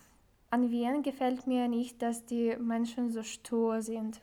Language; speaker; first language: German; non-native, learner; Ukrainian